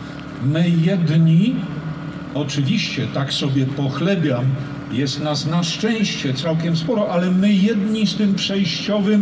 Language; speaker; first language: Polish; native; Polish